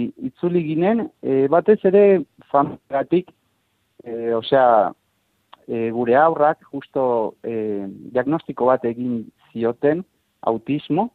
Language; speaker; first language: Basque; non-native, fluent; Spanish